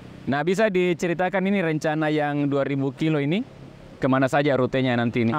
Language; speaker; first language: Indonesian; native; Indonesian